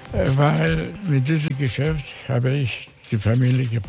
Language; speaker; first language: German; non-native, fluent; Greek